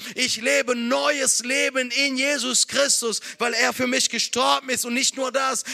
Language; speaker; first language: German; non-native, fluent; Italian